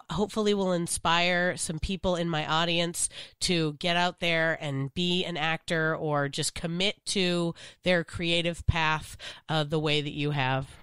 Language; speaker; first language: English; native; English